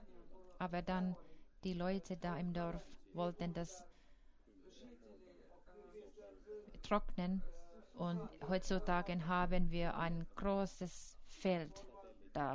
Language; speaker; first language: German; non-native, fluent; Finnish